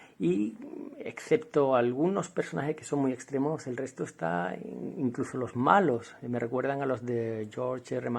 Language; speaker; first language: Spanish; native; Spanish